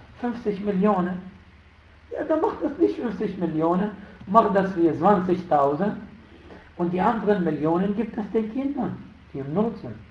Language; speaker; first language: German; non-native, fluent; Arabic